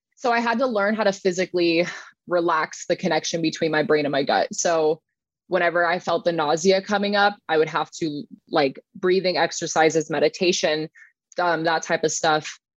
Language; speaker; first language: English; native; English